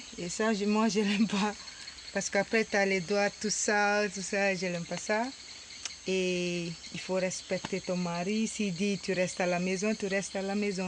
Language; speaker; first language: French; non-native, local second language; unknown